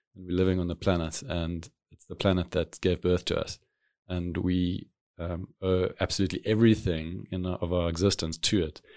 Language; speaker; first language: English; native; English